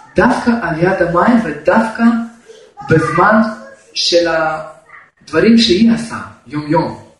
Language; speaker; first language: Hebrew; non-native, fluent; Russian